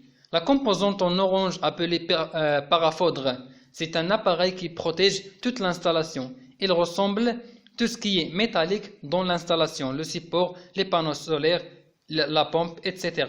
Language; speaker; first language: French; non-native, local second language; Arabic